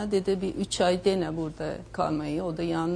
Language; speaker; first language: Turkish; non-native, fluent; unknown